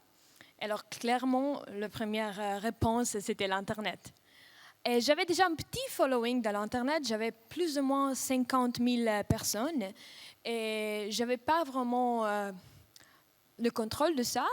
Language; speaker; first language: French; non-native, fluent; Russian